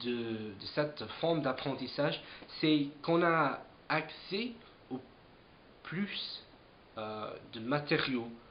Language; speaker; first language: French; non-native, fluent; English